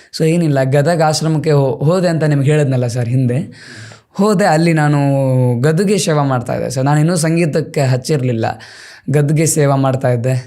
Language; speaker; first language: Kannada; native; Kannada